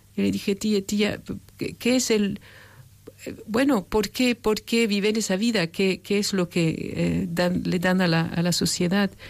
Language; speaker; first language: Spanish; non-native, fluent; French